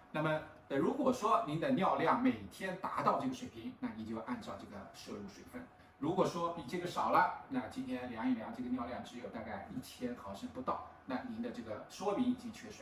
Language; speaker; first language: Chinese; native; Chinese